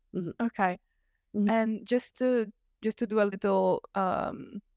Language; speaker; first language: English; non-native, fluent; Italian